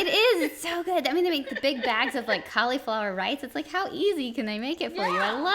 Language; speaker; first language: English; native; English